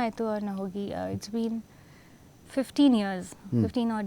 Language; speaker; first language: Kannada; non-native, learner; Hindi